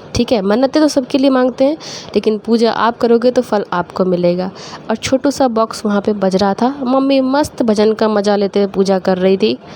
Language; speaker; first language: Hindi; native; Hindi